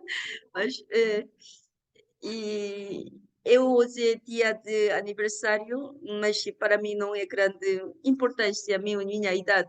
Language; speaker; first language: Portuguese; non-native, learner; Korean